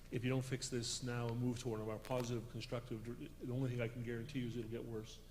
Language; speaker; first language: English; native; English